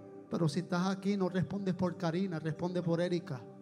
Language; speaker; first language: Spanish; native; Spanish